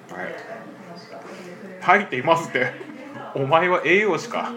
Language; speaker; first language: Japanese; native; Japanese